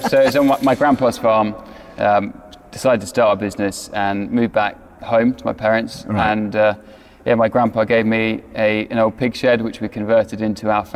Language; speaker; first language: English; native; English